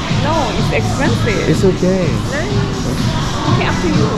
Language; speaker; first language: English; non-native, learner; Thai